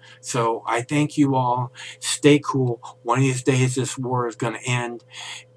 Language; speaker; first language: English; native; English